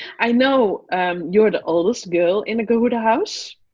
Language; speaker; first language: English; non-native, fluent; Dutch